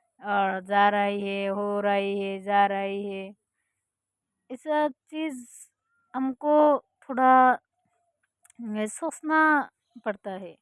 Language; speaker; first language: Hindi; non-native, fluent; Bangla